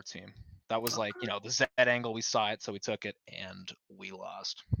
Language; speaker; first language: English; native; English